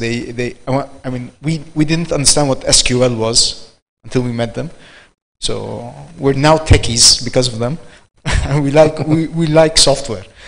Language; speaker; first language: English; non-native, fluent; Arabic